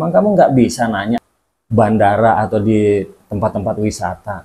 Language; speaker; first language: Indonesian; native; Indonesian